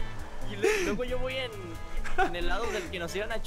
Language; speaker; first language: Spanish; native; Spanish